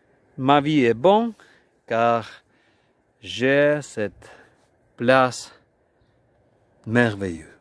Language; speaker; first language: French; non-native, learner; Ukrainian